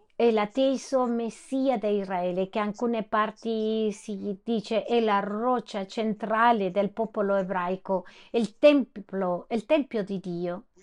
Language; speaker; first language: Italian; non-native, fluent; Spanish